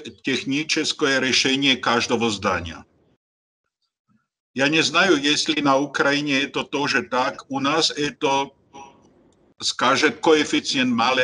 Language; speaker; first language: Russian; non-native, learner; Slovak